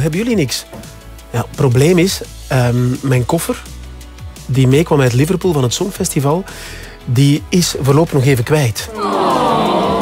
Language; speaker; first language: Dutch; native; Dutch